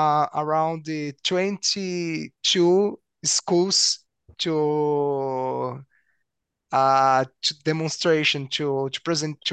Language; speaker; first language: English; non-native, learner; Portuguese